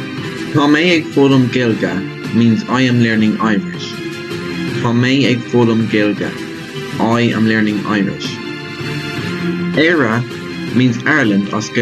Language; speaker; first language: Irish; non-native, learner; English